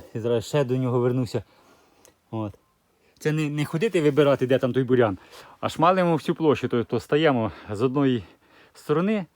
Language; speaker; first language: Ukrainian; native; Ukrainian